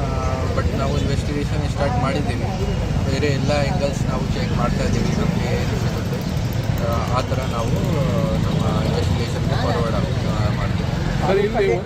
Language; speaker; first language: Kannada; non-native, fluent; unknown